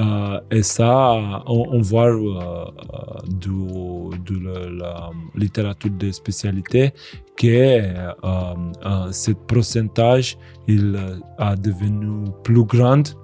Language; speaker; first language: French; non-native, fluent; Romanian